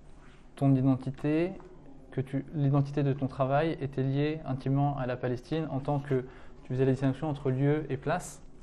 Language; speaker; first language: French; native; French